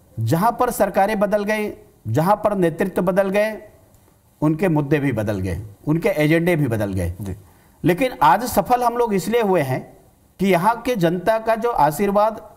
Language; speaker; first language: Hindi; native; Hindi